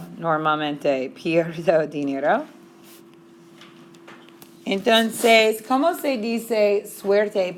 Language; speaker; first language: Spanish; non-native, fluent; English